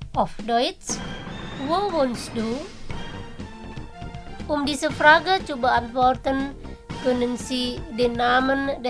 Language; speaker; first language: German; non-native, fluent; Indonesian